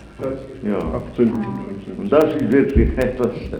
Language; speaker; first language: German; non-native, fluent; Italian